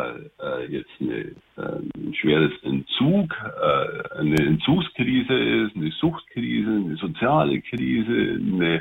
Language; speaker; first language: German; native; German